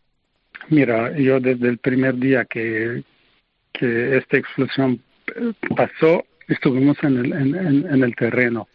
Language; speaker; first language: Spanish; non-native, fluent; Arabic